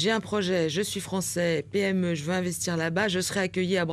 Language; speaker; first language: French; native; French